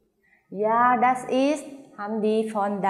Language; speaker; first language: German; non-native, fluent; Vietnamese